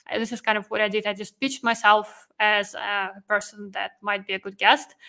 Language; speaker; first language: English; non-native, fluent; Russian